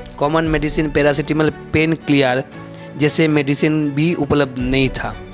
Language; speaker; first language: Hindi; non-native, local second language; Bangla